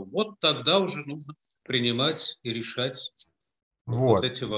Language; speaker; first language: Russian; native; Russian